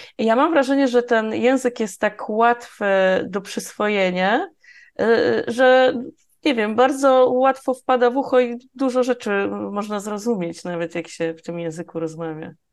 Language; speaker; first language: Polish; native; Polish